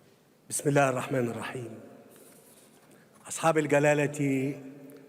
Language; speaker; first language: Arabic; native; Arabic